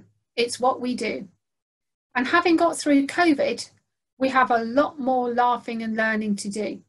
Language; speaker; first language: English; native; English